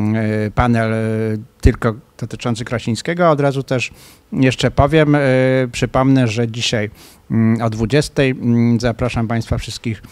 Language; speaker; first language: Polish; native; Polish